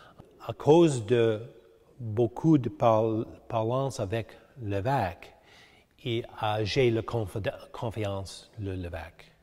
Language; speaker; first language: French; early bilingual, heritage; English